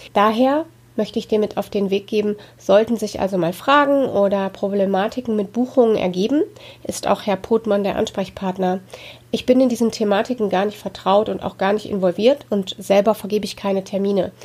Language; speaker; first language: German; native; German